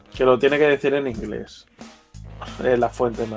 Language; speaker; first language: Spanish; native; Spanish